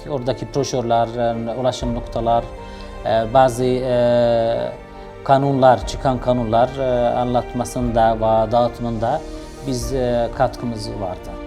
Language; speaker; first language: Turkish; non-native, fluent; Arabic